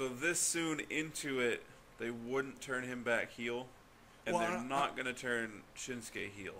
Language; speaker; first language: English; native; English